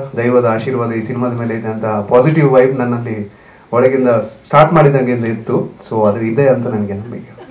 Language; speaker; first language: Kannada; non-native, local second language; Tulu